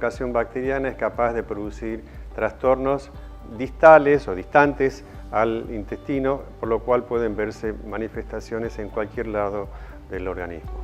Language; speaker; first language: Spanish; native; Spanish